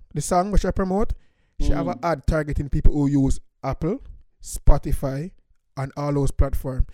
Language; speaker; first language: English; non-native, local second language; Jamaican Creole English